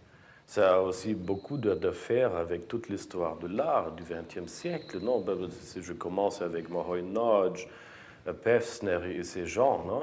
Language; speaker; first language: French; non-native, fluent; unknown